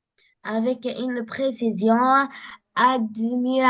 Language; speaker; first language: French; non-native, learner; Arabic